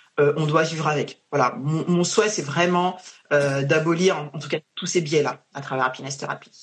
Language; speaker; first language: French; native; French